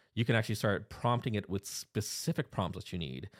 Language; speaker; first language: English; native; English